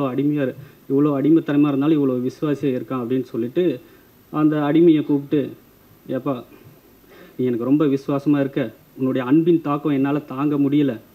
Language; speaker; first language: Tamil; native; Tamil